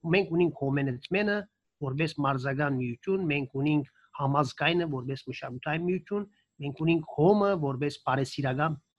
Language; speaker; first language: Armenian; early bilingual, heritage; Armenian